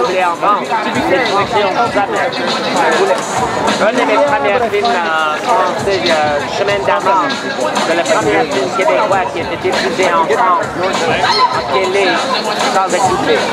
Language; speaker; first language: French; non-native, local second language; English